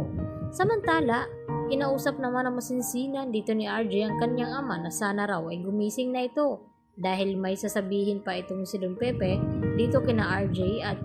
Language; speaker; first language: Filipino; native; Filipino